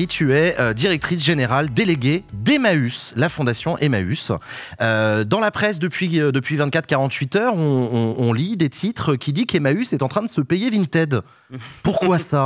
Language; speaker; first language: French; native; French